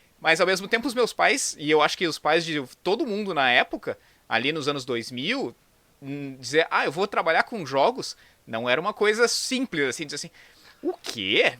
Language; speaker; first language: Portuguese; native; Portuguese